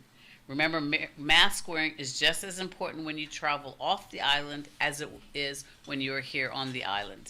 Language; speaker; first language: English; native; English